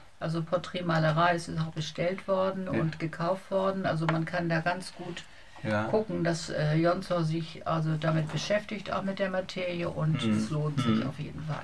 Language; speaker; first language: German; native; German